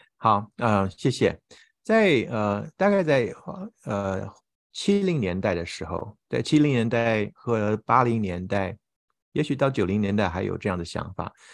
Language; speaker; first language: Chinese; native; Chinese